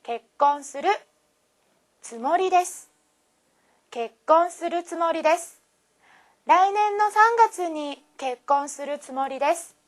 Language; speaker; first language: Japanese; non-native, fluent; Korean